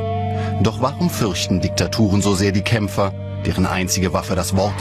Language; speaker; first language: German; native; German